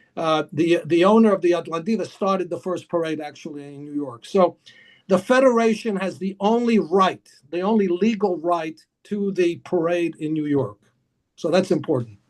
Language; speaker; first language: English; early bilingual, other home language; Greek